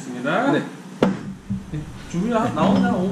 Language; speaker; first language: Korean; native; Korean